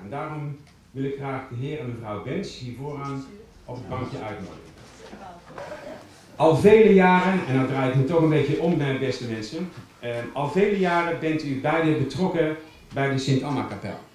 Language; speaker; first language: Dutch; native; Dutch